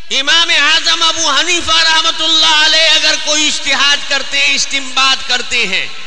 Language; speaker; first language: Urdu; native; Urdu